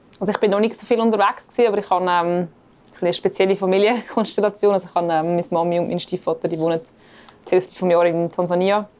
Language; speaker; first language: German; native; German